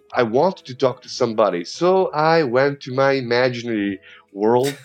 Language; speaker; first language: English; non-native, fluent; Serbian